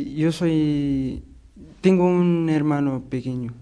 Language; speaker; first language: Spanish; non-native, learner; Arabic